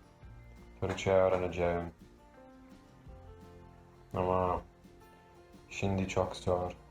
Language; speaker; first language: Turkish; non-native, learner; English